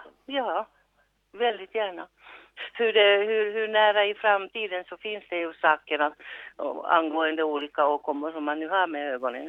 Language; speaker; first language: Swedish; non-native, local second language; Finnish